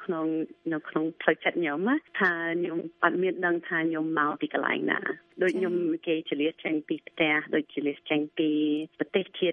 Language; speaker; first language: Khmer; early bilingual, heritage; Khmer